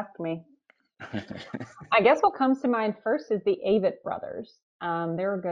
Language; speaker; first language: English; native; English